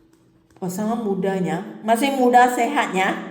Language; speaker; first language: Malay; non-native, local second language; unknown